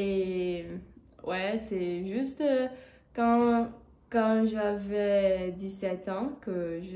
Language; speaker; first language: French; non-native, learner; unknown